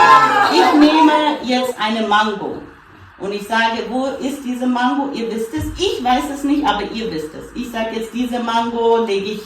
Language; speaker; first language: German; native; German